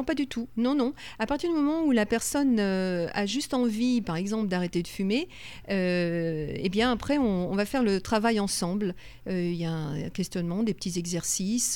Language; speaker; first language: French; native; French